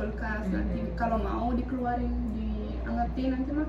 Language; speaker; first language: Indonesian; early bilingual, heritage; Arabic